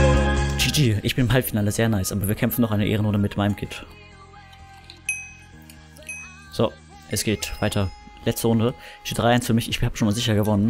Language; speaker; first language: German; native; German